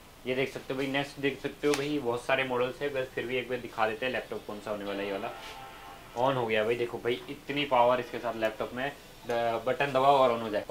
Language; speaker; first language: Hindi; native; Hindi